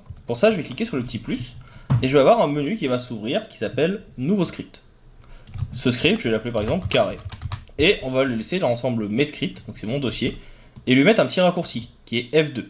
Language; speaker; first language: French; native; French